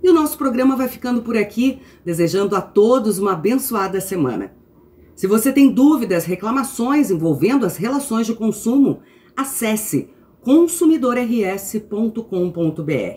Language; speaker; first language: Portuguese; native; Portuguese